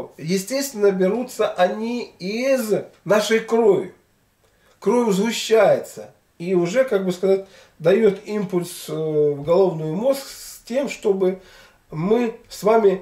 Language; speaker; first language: Russian; native; Russian